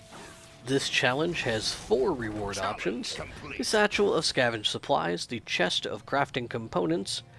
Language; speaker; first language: English; native; English